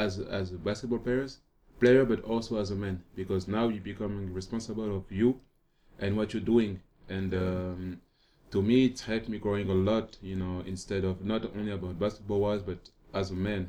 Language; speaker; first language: English; non-native, fluent; French